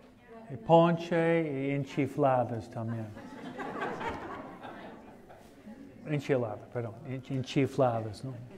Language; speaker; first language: Spanish; non-native, fluent; English